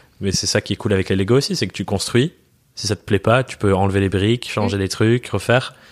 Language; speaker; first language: French; native; French